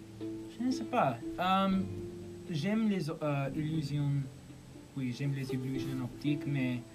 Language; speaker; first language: French; non-native, learner; English